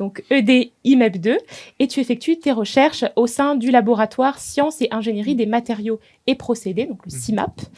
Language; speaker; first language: French; native; French